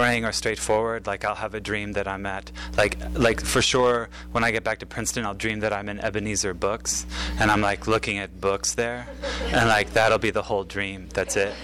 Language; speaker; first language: English; native; English